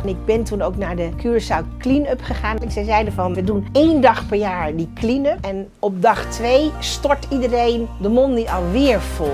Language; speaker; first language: Dutch; early bilingual, other home language; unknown